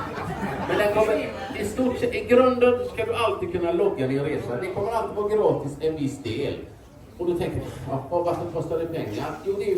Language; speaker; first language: Swedish; native; Swedish